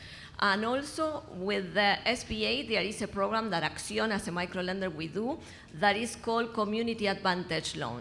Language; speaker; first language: English; non-native, fluent; Spanish